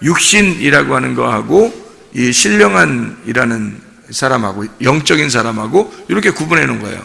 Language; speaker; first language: Korean; native; Korean